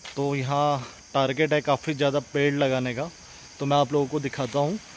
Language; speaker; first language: Hindi; native; Hindi